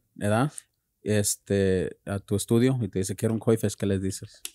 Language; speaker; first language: Spanish; early bilingual, heritage; Spanish